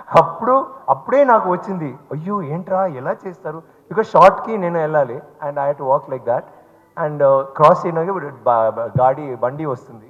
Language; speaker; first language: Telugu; non-native, learner; Tamil